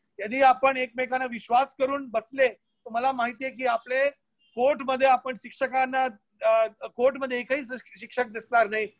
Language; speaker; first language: Marathi; non-native, local second language; Hindi